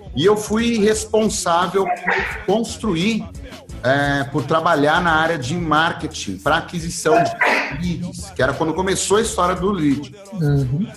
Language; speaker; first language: Portuguese; native; Portuguese